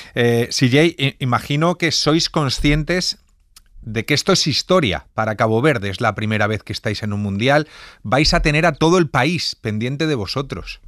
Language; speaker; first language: Spanish; native; Spanish